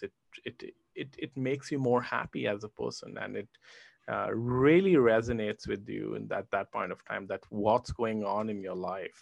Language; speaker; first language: English; non-native, local second language; Hindi